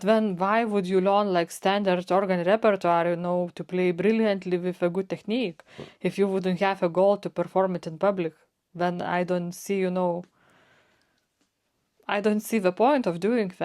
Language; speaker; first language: English; non-native, fluent; Lithuanian